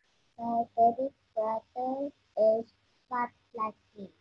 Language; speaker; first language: English; non-native, learner; Vietnamese